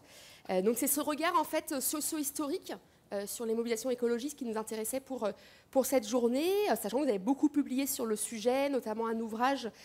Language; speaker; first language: French; native; French